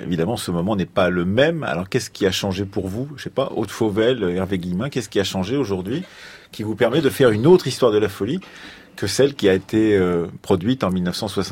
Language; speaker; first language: French; native; French